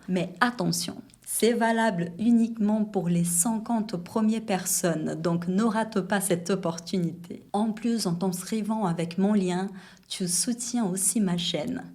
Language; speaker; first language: French; non-native, fluent; Portuguese